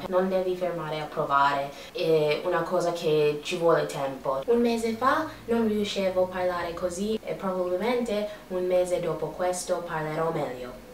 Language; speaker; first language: Italian; non-native, learner; English